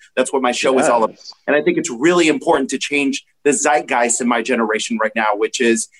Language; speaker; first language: English; native; English